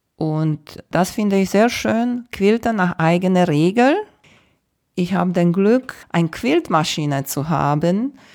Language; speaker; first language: German; non-native, fluent; Romanian